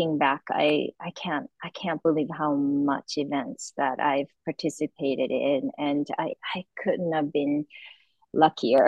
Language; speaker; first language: English; non-native, fluent; Japanese